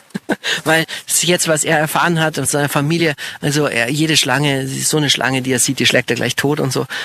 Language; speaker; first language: German; native; German